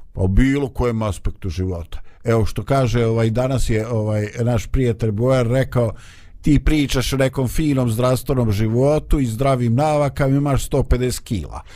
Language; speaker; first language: Bosnian; native; Bosnian